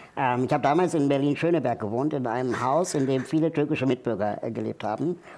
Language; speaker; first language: German; native; German